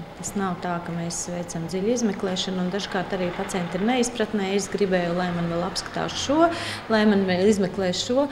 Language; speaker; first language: Latvian; native; Latvian